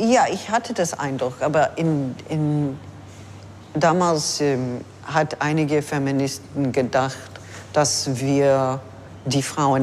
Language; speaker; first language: German; non-native, fluent; English